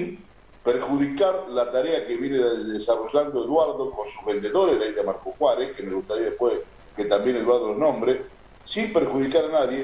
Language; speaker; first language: Spanish; native; Spanish